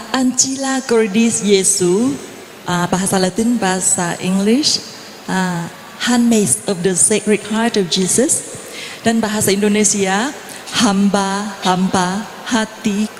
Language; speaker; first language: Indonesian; non-native, fluent; Vietnamese